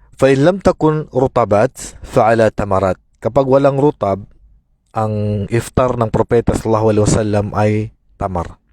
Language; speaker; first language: Filipino; non-native, local second language; Maranao